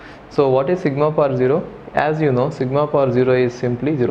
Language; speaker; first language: English; non-native, local second language; Telugu